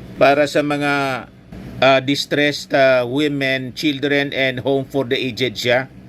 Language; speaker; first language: Filipino; non-native, local second language; Bikol